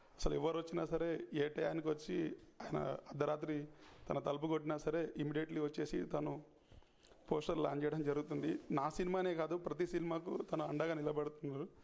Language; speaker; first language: Telugu; native; Telugu